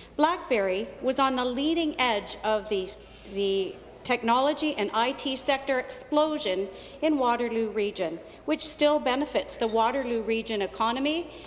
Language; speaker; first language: English; native; English